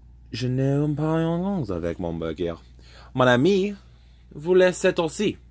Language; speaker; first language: French; non-native, learner; English